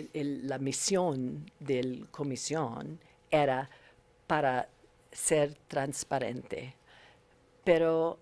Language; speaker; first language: Spanish; non-native, learner; English